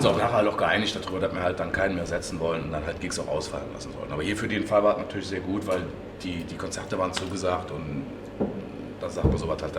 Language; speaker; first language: German; native; German